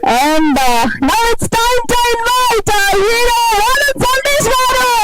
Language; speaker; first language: English; non-native, local second language; Telugu